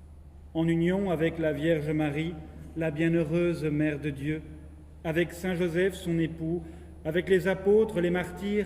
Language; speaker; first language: French; native; French